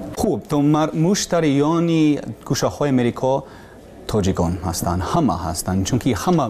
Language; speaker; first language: Persian; non-native, learner; English